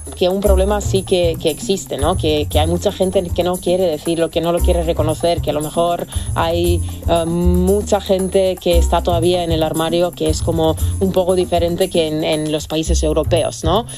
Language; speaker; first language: Spanish; non-native, fluent; Serbian